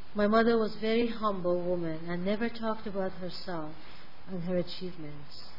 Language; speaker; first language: English; non-native, fluent; Persian